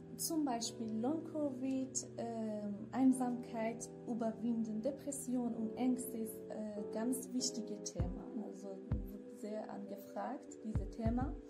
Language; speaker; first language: German; non-native, fluent; Kurdish